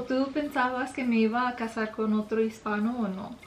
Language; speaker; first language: Spanish; early bilingual, heritage; Spanish